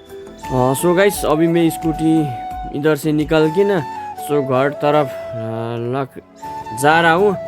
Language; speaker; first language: Hindi; non-native, local second language; Nepali